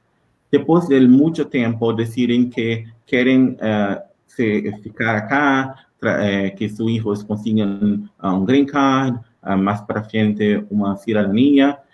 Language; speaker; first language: Spanish; non-native, learner; Portuguese